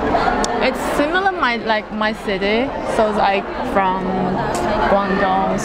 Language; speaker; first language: English; non-native, fluent; Cantonese